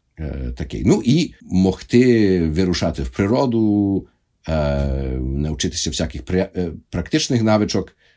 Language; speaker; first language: Ukrainian; early bilingual, heritage; Ukrainian